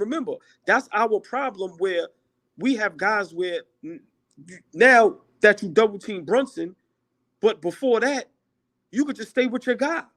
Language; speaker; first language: English; native; English